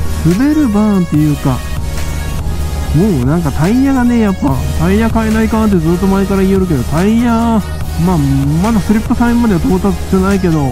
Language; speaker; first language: Japanese; native; Japanese